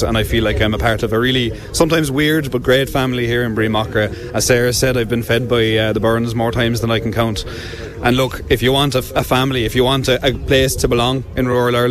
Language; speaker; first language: English; native; English